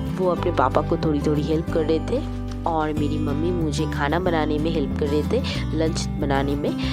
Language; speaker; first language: Hindi; non-native, local second language; Bangla